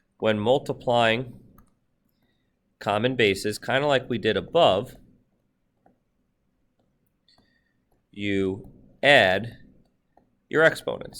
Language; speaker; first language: English; native; English